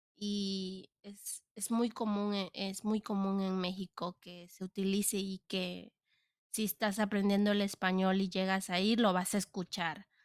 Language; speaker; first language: Spanish; native; Spanish